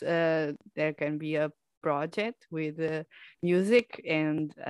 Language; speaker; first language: English; non-native, fluent; Portuguese